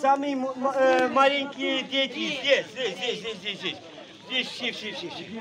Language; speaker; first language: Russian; non-native, learner; Polish